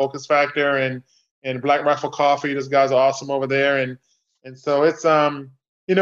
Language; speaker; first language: English; native; English